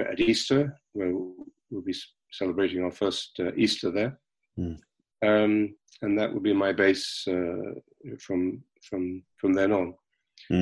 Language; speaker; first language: English; native; English